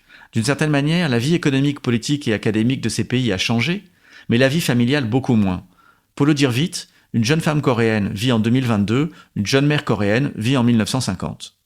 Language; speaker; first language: French; native; French